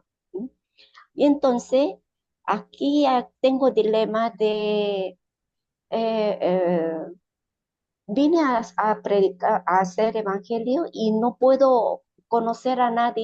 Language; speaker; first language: Spanish; non-native, learner; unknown